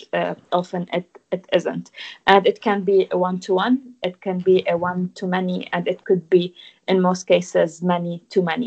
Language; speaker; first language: English; non-native, fluent; Arabic